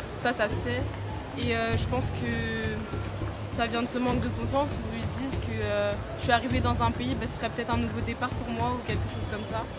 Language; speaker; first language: French; early bilingual, other home language; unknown